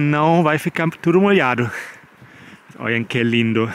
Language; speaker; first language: Portuguese; non-native, fluent; German